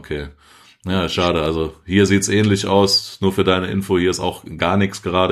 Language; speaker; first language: German; native; German